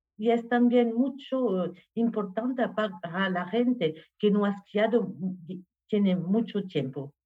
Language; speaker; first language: Spanish; non-native, learner; French